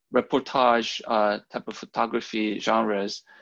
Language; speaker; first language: English; early bilingual, other home language; Korean